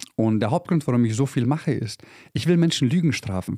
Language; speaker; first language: German; early bilingual, other home language; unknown